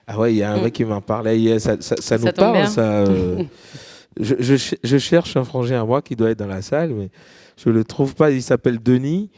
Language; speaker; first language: French; native; French